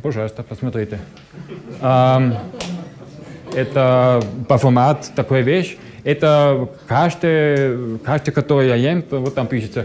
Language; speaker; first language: Russian; non-native, learner; German